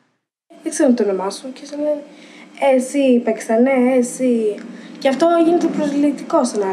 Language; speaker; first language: Greek; early bilingual, other home language; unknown